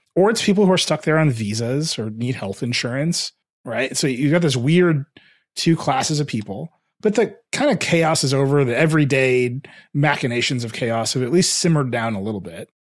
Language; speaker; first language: English; early bilingual, other home language; Hindi